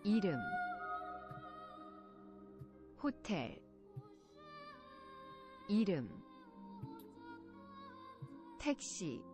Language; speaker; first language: Korean; non-native, learner; English